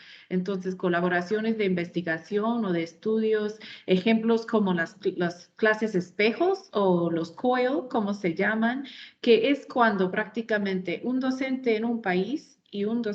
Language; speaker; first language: Spanish; non-native, fluent; English